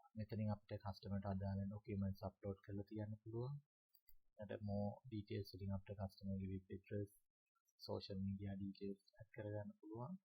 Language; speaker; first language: Sinhala; native; Sinhala